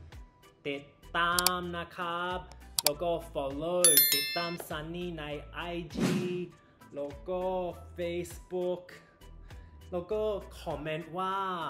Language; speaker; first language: Thai; non-native, learner; English